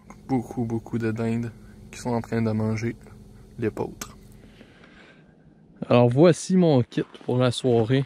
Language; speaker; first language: French; native; French